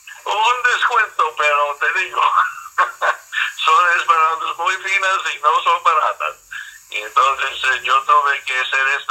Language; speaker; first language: Spanish; non-native, fluent; English